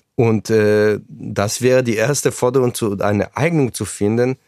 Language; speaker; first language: German; non-native, fluent; Hebrew